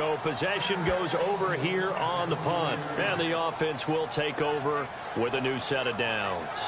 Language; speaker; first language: English; native; English